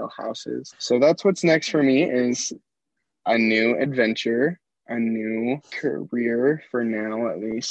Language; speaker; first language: English; native; English